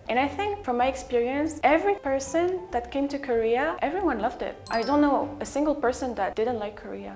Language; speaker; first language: English; non-native, fluent; French